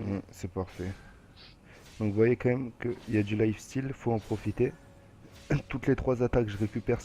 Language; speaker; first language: French; native; French